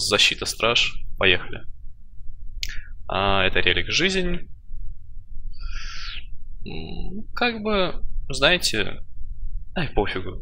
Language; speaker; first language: Russian; native; Russian